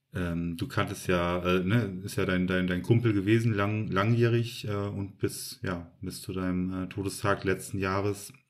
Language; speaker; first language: German; early bilingual, heritage; Polish